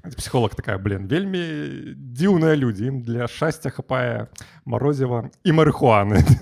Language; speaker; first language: Belarusian; non-native, local second language; Russian